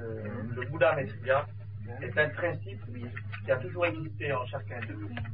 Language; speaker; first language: French; non-native, fluent; Vietnamese